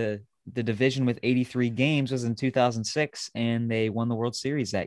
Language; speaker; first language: English; native; English